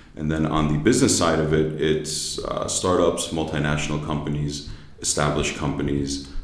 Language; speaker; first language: English; native; English